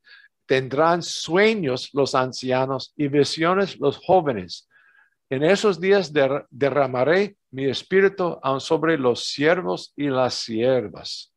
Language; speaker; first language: Spanish; non-native, fluent; English